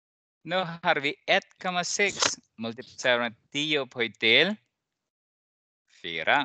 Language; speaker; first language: Swedish; non-native, fluent; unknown